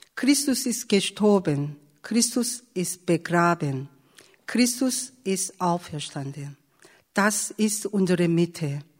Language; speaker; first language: German; non-native, fluent; Korean